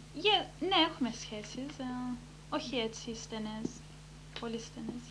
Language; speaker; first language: Greek; early bilingual, heritage; Greek